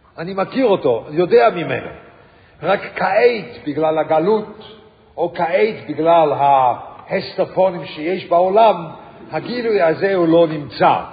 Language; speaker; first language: Hebrew; non-native, fluent; English